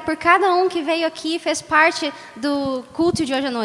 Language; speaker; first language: Portuguese; native; Portuguese